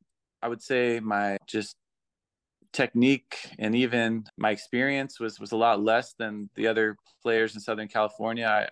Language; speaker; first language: English; native; English